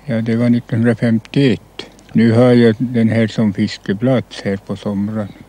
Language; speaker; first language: Swedish; non-native, local second language; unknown